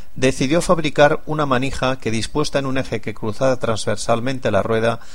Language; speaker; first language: Spanish; non-native, local second language; Catalan